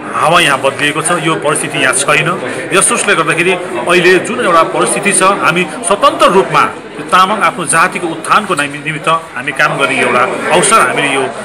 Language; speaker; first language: Nepali; native; Nepali